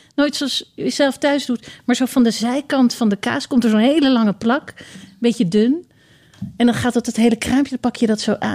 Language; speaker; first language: Dutch; native; Dutch